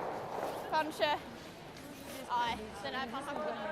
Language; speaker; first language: Swedish; native; Swedish